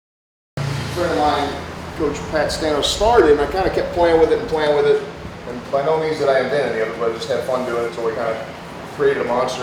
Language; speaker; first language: English; native; English